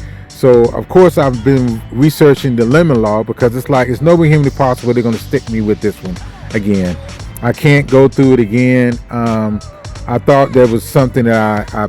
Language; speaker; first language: English; native; English